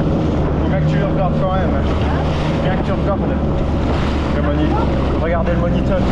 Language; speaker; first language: French; native; French